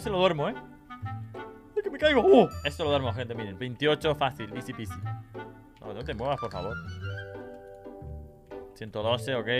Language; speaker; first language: Spanish; native; Spanish